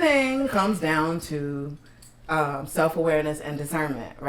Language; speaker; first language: English; native; English